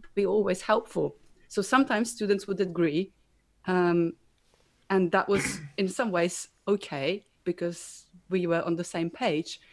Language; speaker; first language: English; non-native, fluent; Slovenian